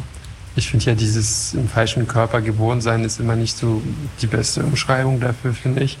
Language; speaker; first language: German; non-native, fluent; French